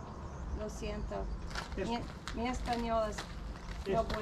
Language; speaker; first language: Spanish; non-native, learner; English